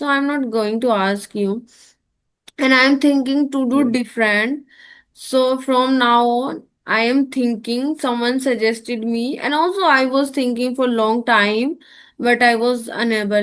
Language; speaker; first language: English; non-native, learner; Hindi